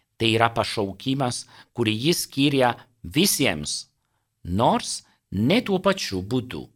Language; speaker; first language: Lithuanian; non-native, fluent; Italian